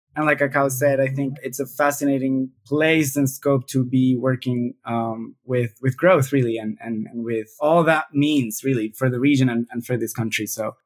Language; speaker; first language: English; non-native, fluent; Spanish